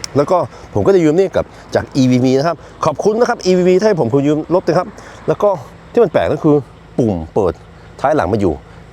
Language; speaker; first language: Thai; non-native, fluent; Norwegian